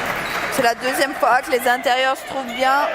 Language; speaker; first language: French; native; French